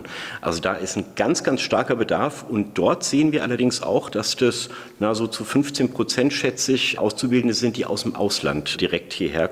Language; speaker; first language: German; native; German